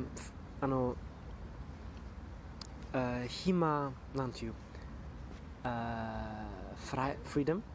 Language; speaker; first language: Japanese; non-native, learner; German